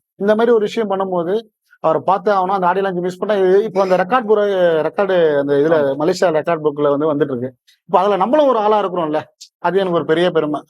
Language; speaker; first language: Tamil; native; Tamil